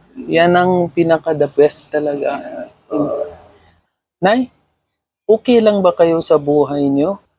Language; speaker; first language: Filipino; non-native, learner; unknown